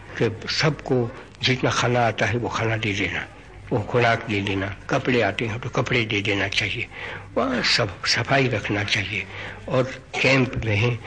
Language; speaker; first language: Hindi; non-native, local second language; Gujarati